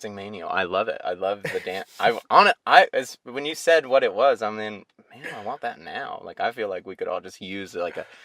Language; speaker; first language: English; native; English